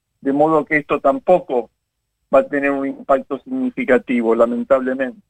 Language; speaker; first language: Spanish; native; Spanish